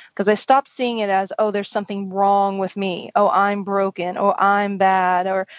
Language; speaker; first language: English; native; English